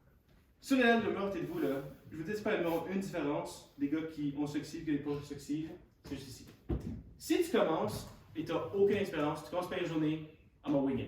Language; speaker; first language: French; native; French